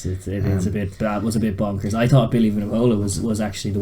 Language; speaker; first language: English; native; English